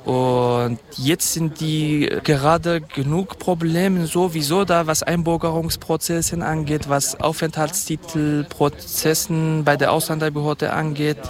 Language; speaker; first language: German; non-native, fluent; Kurdish